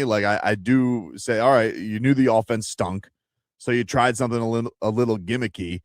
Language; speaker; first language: English; native; English